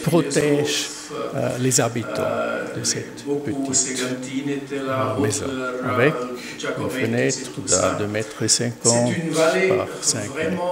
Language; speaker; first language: French; non-native, learner; German